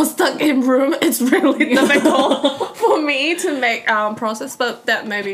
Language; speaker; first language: English; non-native, fluent; Cantonese